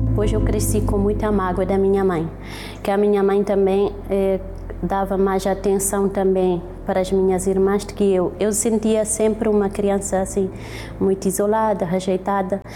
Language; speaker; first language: Portuguese; non-native, local second language; Kabuverdianu